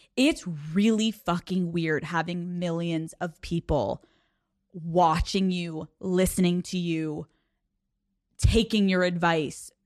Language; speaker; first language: English; native; English